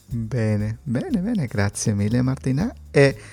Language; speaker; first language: Italian; non-native, learner; Spanish